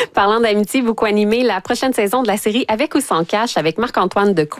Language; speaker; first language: French; native; French